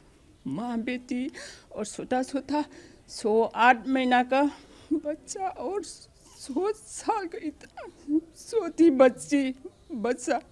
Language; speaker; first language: Hindi; non-native, local second language; Manipuri